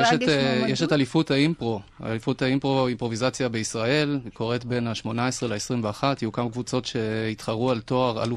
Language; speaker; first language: Hebrew; native; Hebrew